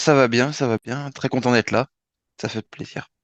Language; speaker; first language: French; native; French